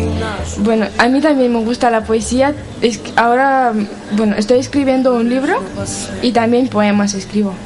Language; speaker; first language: Spanish; non-native, learner; Ukrainian